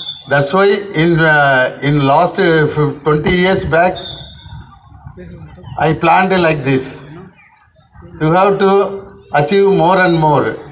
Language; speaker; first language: English; non-native, local second language; Tamil